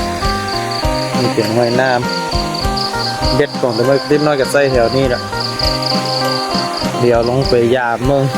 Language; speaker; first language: Thai; non-native, local second language; Lao